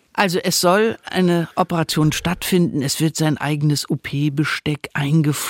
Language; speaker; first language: German; native; German